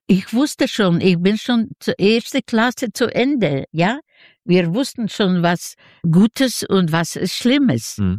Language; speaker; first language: German; non-native, fluent; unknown